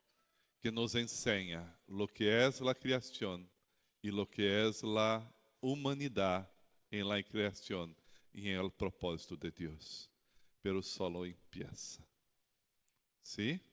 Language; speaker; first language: Spanish; non-native, learner; Portuguese